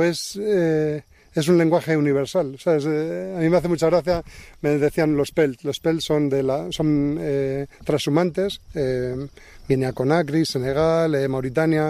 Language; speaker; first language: Spanish; native; Spanish